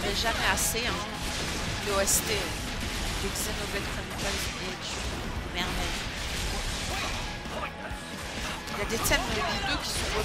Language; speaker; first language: French; native; French